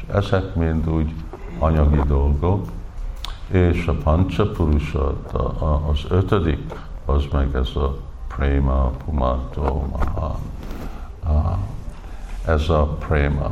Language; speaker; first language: Hungarian; early bilingual, heritage; English